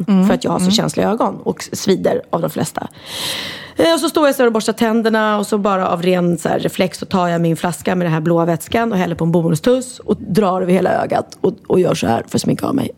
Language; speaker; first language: Swedish; native; Swedish